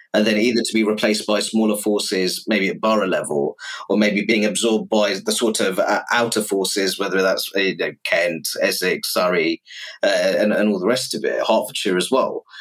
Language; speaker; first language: English; native; English